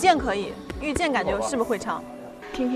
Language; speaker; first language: Chinese; native; Chinese